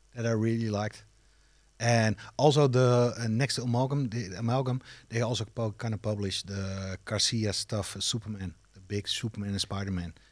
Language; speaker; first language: English; non-native, fluent; Dutch